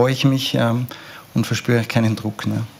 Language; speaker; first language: German; native; German